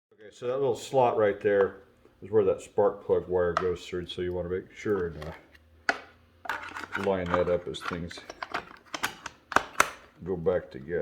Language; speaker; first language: English; native; English